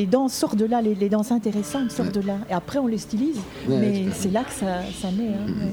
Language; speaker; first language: French; native; French